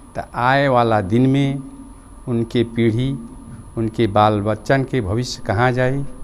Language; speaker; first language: Bhojpuri; non-native, local second language; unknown